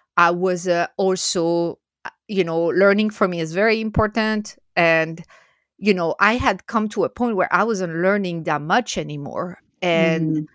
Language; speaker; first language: English; non-native, fluent; French